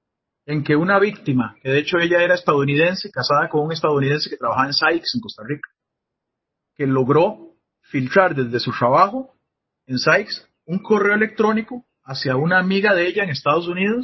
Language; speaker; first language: Spanish; native; Spanish